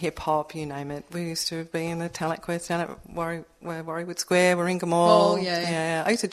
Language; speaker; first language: English; native; English